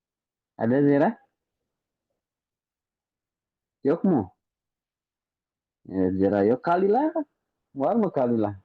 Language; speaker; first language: Turkish; non-native, fluent; Indonesian